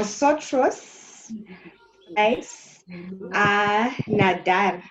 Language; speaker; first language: Spanish; non-native, learner; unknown